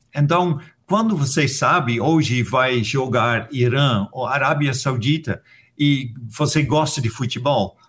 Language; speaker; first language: Portuguese; non-native, fluent; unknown